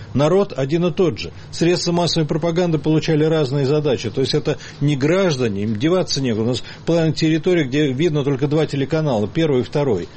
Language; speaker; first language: Russian; native; Russian